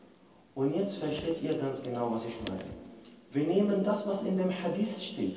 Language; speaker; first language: German; non-native, fluent; Arabic